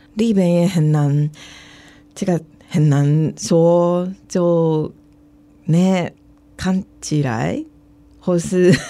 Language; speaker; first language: Chinese; non-native, fluent; Japanese